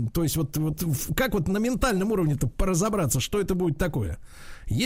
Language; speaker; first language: Russian; native; Russian